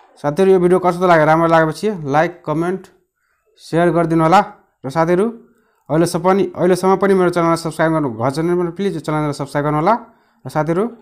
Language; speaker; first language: Nepali; non-native, local second language; Maithili